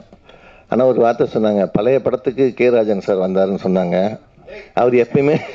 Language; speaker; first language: Tamil; native; Tamil